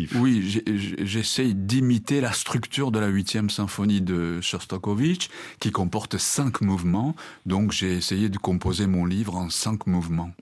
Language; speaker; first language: French; non-native, fluent; Japanese